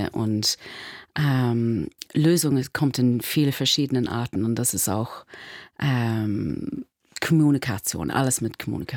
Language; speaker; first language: German; non-native, fluent; English